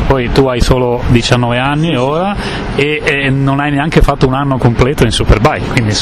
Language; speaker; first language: Italian; native; Italian